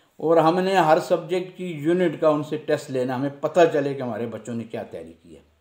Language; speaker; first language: Urdu; non-native, local second language; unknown